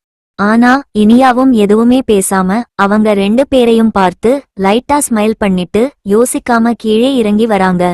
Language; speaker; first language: Tamil; native; Tamil